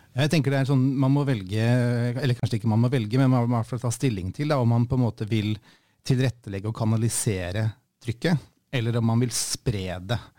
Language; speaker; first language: Norwegian; native; Norwegian